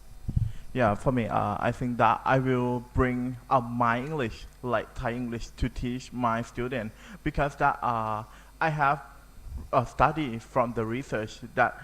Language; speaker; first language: English; non-native, learner; Thai